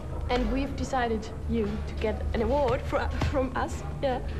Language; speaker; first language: English; non-native, fluent; German